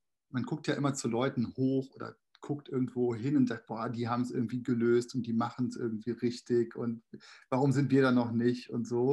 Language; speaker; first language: German; native; German